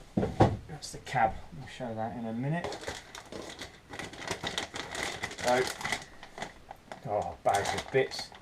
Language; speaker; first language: English; native; English